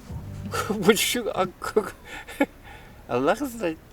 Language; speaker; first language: Russian; non-native, local second language; Kara-Kalpak